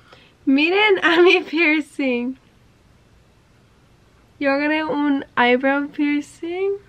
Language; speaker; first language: Spanish; early bilingual, heritage; English